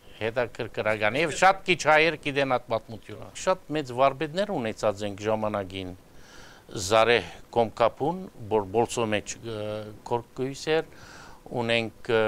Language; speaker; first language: Armenian; early bilingual, heritage; Armenian